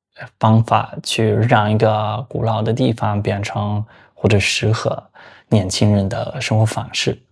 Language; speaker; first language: Chinese; non-native, fluent; Spanish